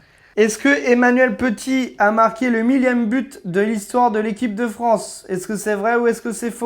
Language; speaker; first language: French; native; French